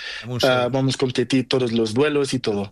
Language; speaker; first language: Spanish; non-native, learner; Portuguese